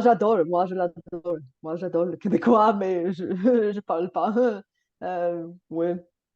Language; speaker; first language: French; non-native, fluent; Bulgarian